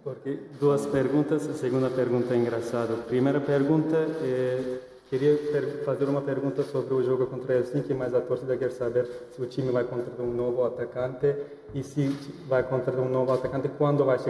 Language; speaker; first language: Portuguese; non-native, fluent; Turkish